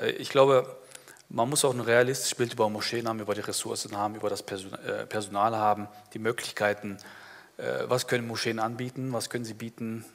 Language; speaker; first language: German; early bilingual, other home language; Turkish